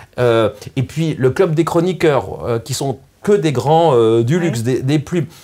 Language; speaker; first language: French; native; French